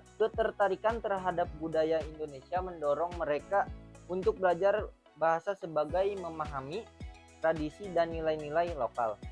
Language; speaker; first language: Indonesian; native; Indonesian